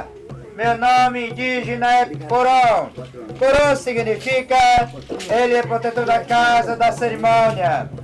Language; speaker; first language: Portuguese; non-native, local second language; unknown